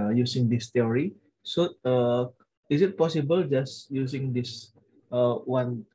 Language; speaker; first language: English; non-native, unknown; Indonesian